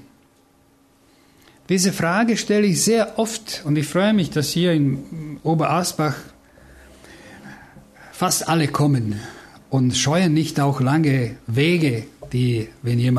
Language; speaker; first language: German; non-native, fluent; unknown